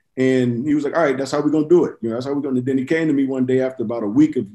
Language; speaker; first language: English; native; English